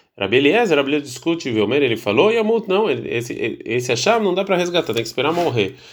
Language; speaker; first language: Portuguese; early bilingual, heritage; Portuguese